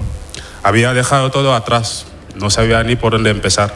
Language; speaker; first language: Spanish; non-native, fluent; Wolof